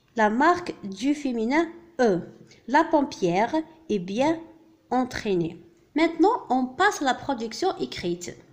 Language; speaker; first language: French; non-native, local second language; Arabic